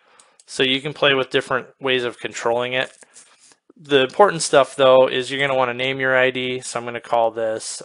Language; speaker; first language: English; native; English